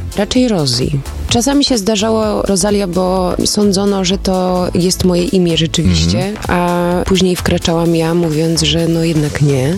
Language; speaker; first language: Polish; early bilingual, heritage; Polish